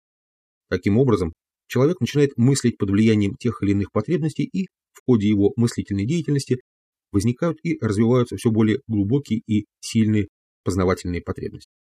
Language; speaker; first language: Russian; native; Russian